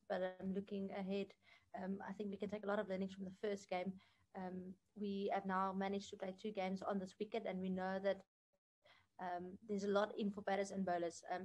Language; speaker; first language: English; non-native, local second language; Afrikaans